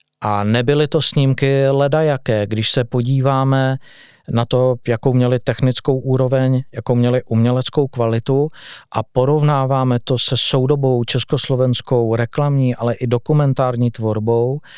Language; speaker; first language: Czech; native; Czech